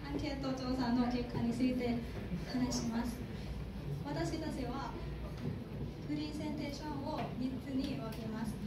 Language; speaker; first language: Japanese; non-native, learner; Thai